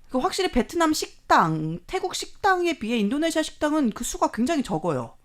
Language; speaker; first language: Korean; native; Korean